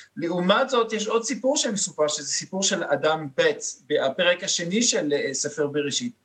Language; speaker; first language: Hebrew; non-native, fluent; French